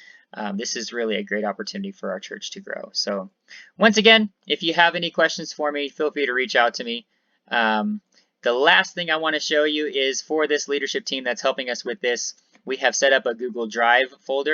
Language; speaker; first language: English; native; English